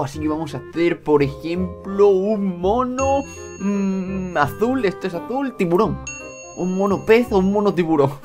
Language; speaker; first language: Spanish; native; Spanish